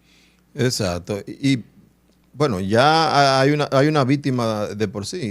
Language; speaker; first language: Spanish; native; Spanish